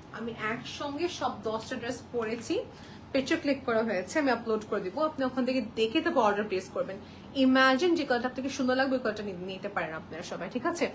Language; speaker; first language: Bangla; early bilingual, heritage; Bangla